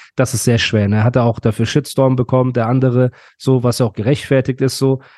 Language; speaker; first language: German; early bilingual, other home language; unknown